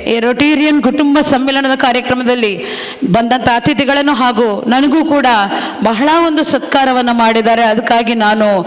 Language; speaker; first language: Kannada; non-native, local second language; Tulu